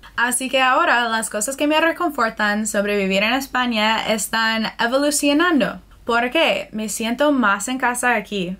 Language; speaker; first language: Spanish; non-native, fluent; English